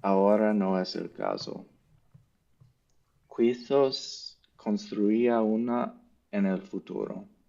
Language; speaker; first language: Spanish; non-native, learner; English